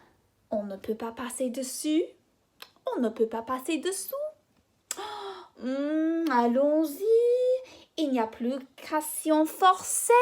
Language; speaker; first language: French; non-native, fluent; English